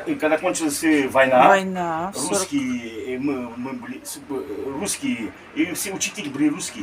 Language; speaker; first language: Russian; early bilingual, heritage; Russian